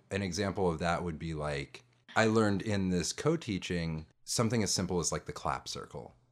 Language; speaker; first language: English; native; English